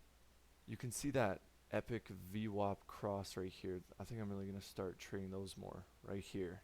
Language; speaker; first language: English; native; English